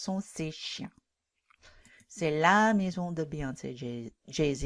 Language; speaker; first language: French; non-native, fluent; English